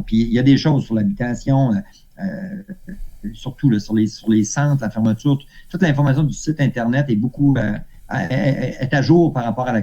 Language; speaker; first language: French; native; French